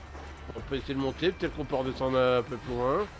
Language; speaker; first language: French; native; French